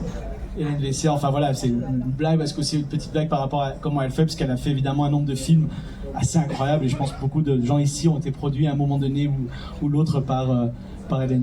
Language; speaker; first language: French; native; French